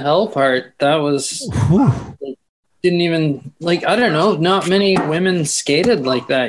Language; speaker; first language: English; native; English